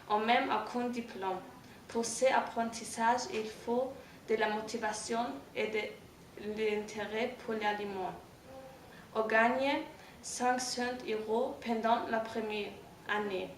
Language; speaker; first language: French; non-native, learner; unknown